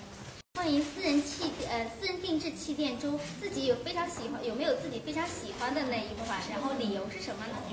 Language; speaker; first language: Chinese; native; Chinese